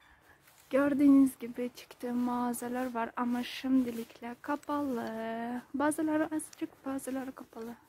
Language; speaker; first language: Turkish; non-native, learner; Uzbek